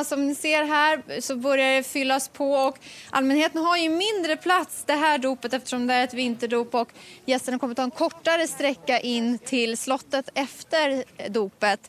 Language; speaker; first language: Swedish; native; Swedish